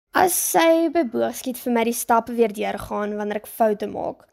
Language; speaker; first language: Afrikaans; native; Afrikaans